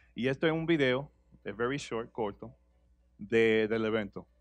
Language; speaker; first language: Spanish; early bilingual, heritage; Spanish